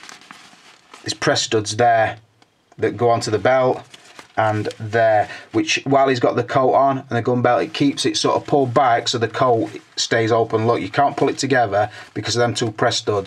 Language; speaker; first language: English; native; English